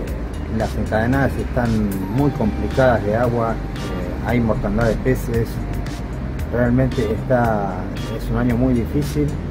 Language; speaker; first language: Spanish; native; Spanish